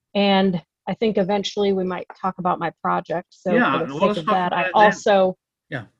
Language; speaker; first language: English; native; English